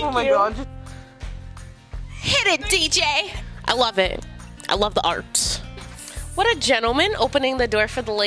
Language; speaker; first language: English; native; English